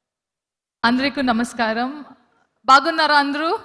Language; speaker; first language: Telugu; non-native, learner; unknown